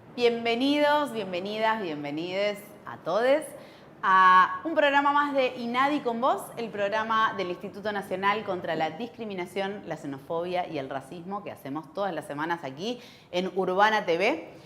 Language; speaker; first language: Spanish; native; Spanish